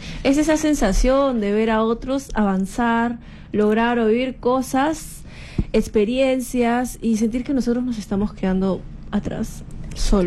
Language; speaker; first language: Spanish; native; Spanish